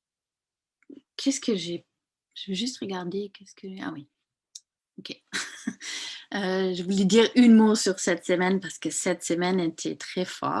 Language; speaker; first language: French; non-native, fluent; German